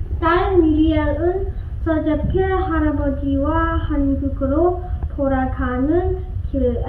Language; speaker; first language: Korean; early bilingual, heritage; Korean